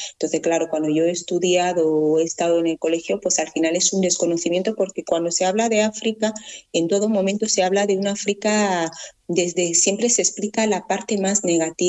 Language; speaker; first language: Spanish; early bilingual, other home language; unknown